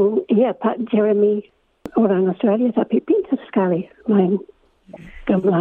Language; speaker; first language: Indonesian; non-native, fluent; English